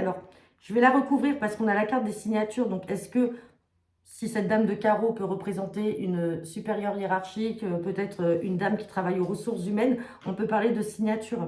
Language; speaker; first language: French; native; French